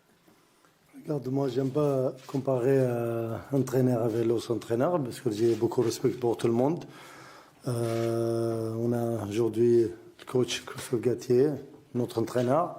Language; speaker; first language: French; non-native, learner; Arabic